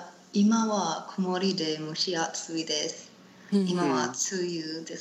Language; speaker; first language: Japanese; non-native, learner; Spanish